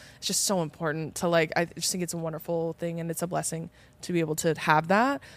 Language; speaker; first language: English; native; English